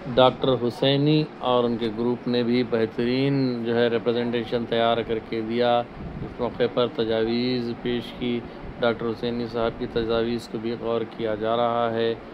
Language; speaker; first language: Urdu; native; Urdu